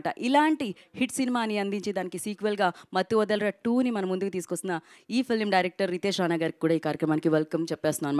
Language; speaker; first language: Telugu; native; Telugu